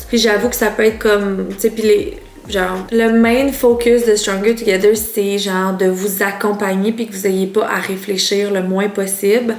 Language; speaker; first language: French; native; French